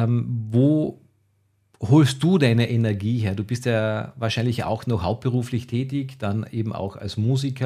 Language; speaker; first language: German; native; German